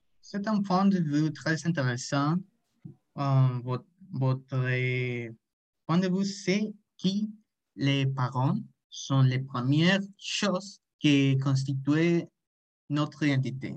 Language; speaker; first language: French; non-native, learner; Spanish